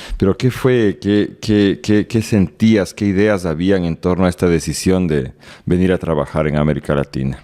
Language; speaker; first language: Spanish; native; Spanish